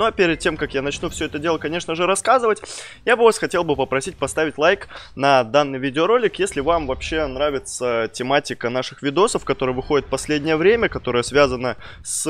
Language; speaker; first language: Russian; native; Russian